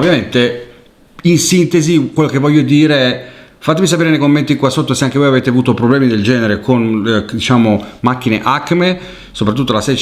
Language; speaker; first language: Italian; native; Italian